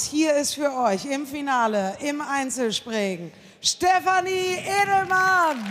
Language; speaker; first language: German; native; German